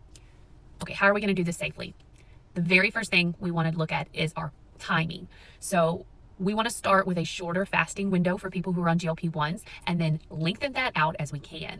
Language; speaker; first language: English; native; English